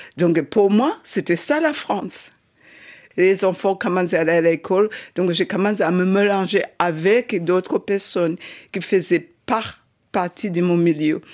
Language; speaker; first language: French; non-native, fluent; Shona